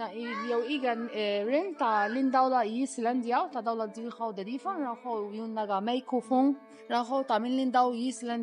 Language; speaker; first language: Chinese; non-native, learner; Arabic